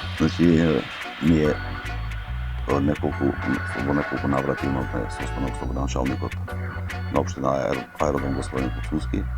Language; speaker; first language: Macedonian; non-native, local second language; Albanian